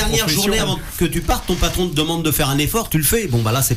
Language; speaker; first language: French; native; French